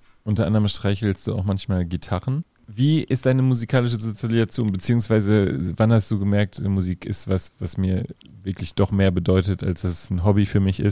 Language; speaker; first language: German; native; German